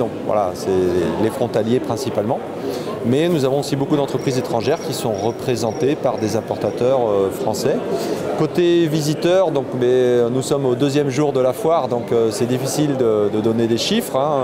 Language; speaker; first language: French; native; French